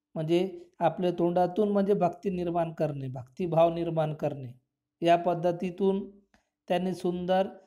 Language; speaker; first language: Marathi; non-native, local second language; Urdu